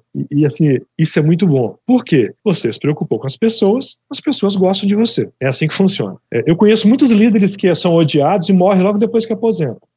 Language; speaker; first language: Portuguese; native; Portuguese